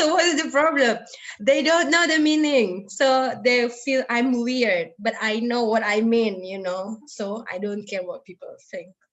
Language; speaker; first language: English; non-native, learner; Indonesian